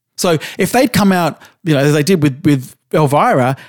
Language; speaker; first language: English; native; English